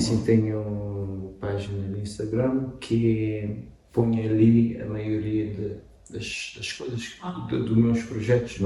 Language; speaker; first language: Portuguese; non-native, local second language; Kabuverdianu